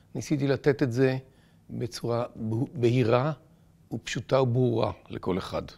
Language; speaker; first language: Hebrew; native; Hebrew